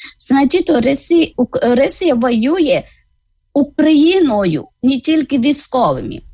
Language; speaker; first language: Ukrainian; non-native, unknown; Malayalam